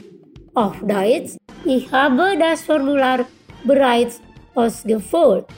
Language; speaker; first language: German; non-native, fluent; Indonesian